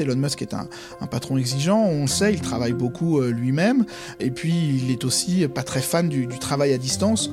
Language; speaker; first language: French; native; French